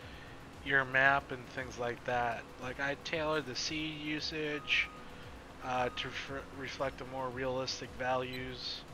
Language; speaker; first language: English; native; English